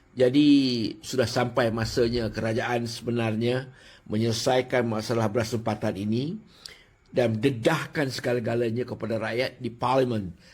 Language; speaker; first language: Malay; native; Malay